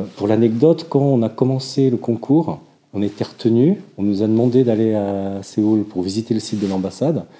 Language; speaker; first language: French; early bilingual, other home language; Korean